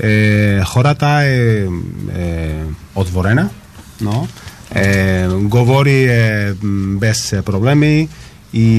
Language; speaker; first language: Bulgarian; non-native, learner; Spanish